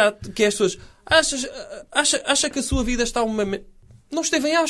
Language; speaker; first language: Portuguese; native; Portuguese